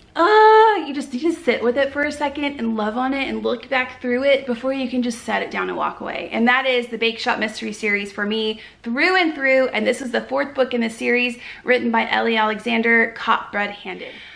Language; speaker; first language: English; native; English